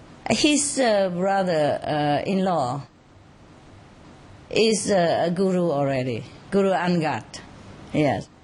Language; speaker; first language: English; non-native, fluent; Vietnamese